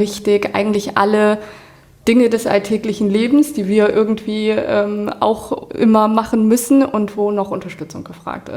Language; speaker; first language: German; native; German